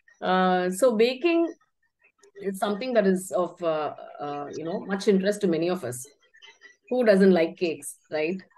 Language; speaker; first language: English; non-native, local second language; Tamil